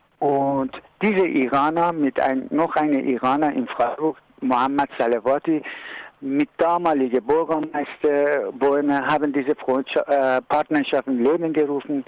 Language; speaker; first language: German; non-native, learner; Persian